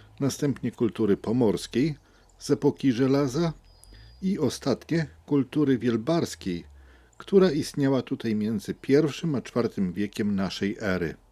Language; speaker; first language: Polish; native; Polish